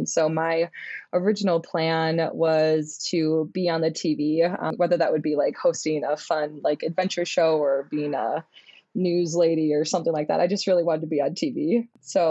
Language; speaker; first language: English; native; English